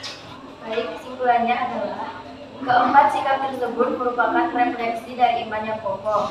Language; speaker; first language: Indonesian; native; Indonesian